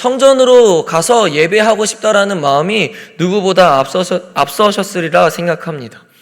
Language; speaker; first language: Korean; native; Korean